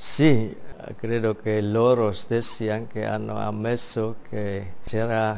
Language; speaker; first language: Italian; non-native, fluent; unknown